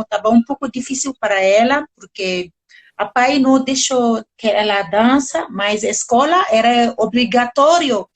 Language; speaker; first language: Portuguese; non-native, learner; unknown